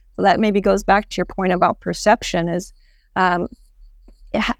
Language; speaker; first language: English; native; English